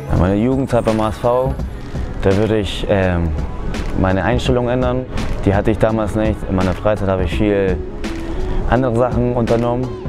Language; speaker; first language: German; early bilingual, other home language; Spanish